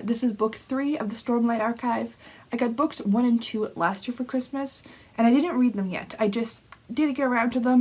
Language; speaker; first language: English; native; English